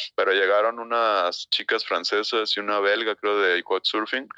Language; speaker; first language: Spanish; native; Spanish